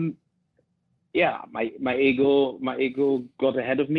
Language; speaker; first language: English; non-native, fluent; German